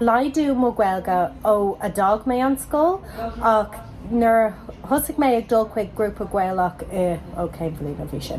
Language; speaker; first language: Irish; non-native, local second language; English